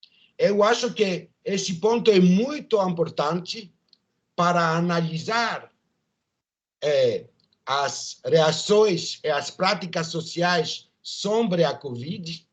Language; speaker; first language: Portuguese; non-native, learner; French